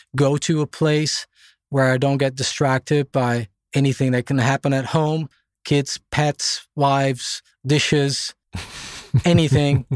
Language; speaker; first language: English; non-native, fluent; Dutch